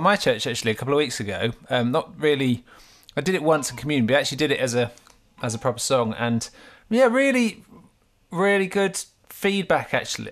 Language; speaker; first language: English; native; English